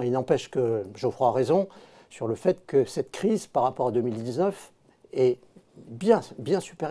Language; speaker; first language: French; native; French